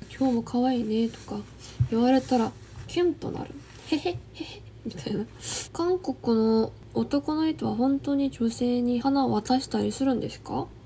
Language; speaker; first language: Japanese; non-native, fluent; Korean